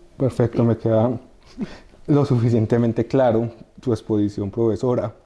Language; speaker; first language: Spanish; native; Spanish